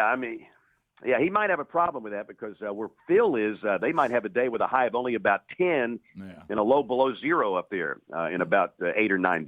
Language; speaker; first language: English; native; English